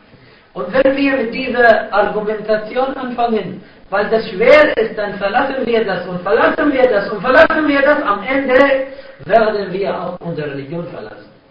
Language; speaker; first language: German; non-native, fluent; Arabic